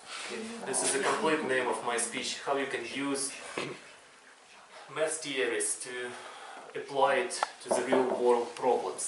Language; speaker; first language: English; non-native, fluent; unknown